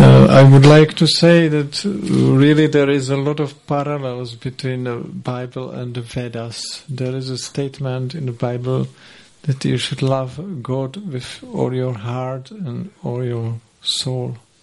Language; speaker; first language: English; non-native, fluent; Czech